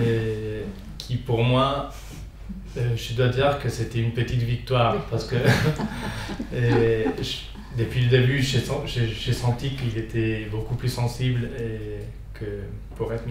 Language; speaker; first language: French; non-native, fluent; Spanish